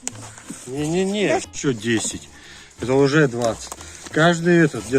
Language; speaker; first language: Russian; native; Russian